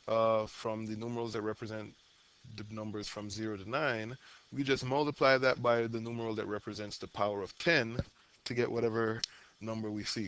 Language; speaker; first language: English; native; English